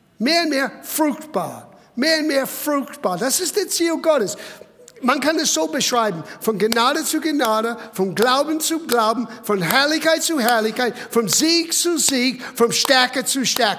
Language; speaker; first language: German; non-native, fluent; English